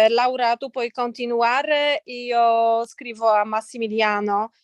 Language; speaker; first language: Italian; non-native, fluent; Polish